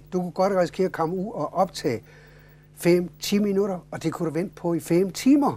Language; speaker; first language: Danish; native; Danish